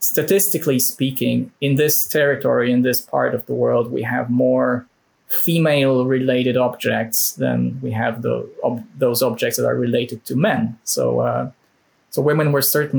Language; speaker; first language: English; non-native, fluent; Polish